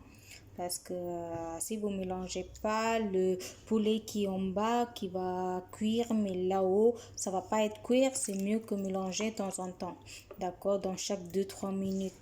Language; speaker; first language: French; non-native, fluent; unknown